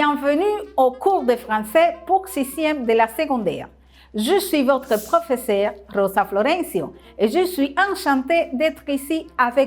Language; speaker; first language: French; non-native, fluent; Spanish